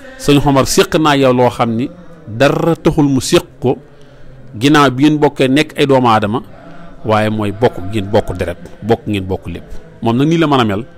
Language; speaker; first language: Wolof; native; Wolof